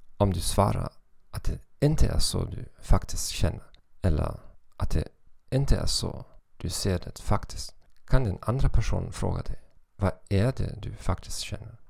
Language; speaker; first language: Swedish; non-native, fluent; German